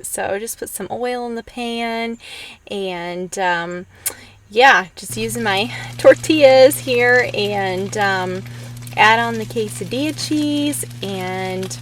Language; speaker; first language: English; native; English